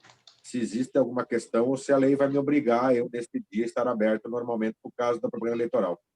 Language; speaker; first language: Portuguese; native; Portuguese